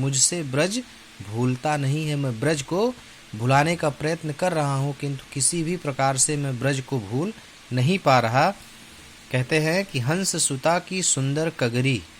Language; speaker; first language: Hindi; native; Hindi